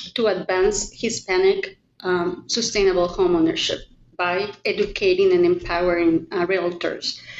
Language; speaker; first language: English; non-native, fluent; Spanish